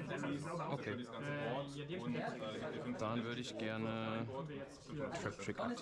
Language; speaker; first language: German; native; German